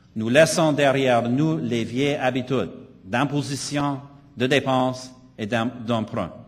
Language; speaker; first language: French; non-native, local second language; English